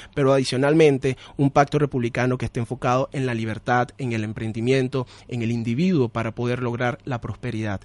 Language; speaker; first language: Spanish; native; Spanish